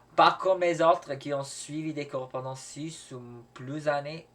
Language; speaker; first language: French; non-native, learner; English